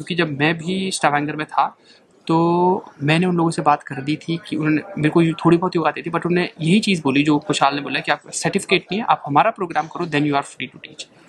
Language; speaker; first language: Hindi; native; Hindi